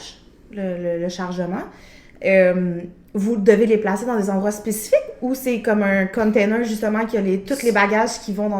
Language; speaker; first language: French; native; French